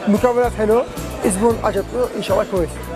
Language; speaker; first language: Arabic; non-native, learner; Turkish